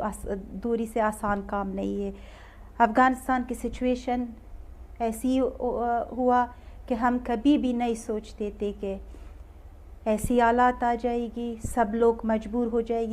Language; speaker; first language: Hindi; non-native, learner; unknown